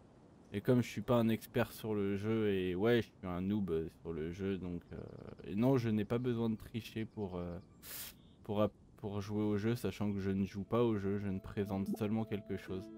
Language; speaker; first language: French; native; French